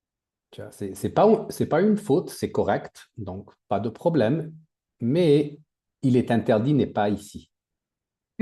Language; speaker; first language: French; native; French